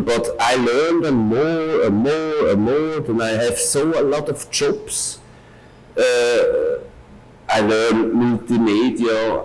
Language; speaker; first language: English; non-native, learner; German